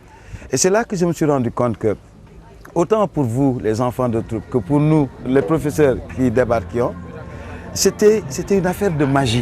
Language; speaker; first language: French; non-native, local second language; Wolof